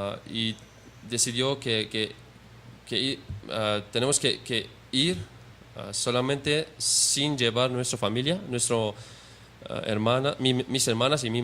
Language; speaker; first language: Spanish; non-native, learner; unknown